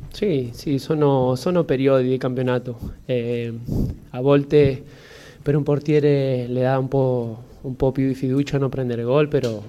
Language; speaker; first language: Italian; non-native, fluent; Spanish